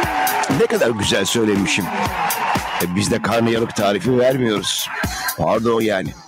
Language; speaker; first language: Turkish; native; Turkish